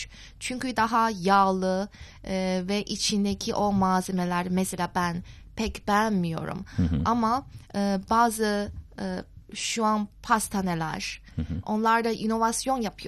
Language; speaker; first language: Turkish; non-native, fluent; Chinese